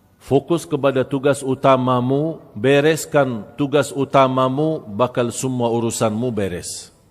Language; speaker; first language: Malay; non-native, fluent; Arabic